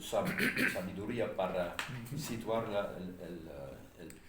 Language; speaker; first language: Spanish; non-native, fluent; English